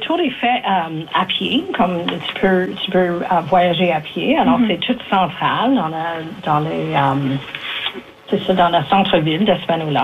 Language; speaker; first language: French; native; French